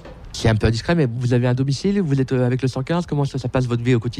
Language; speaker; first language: French; native; French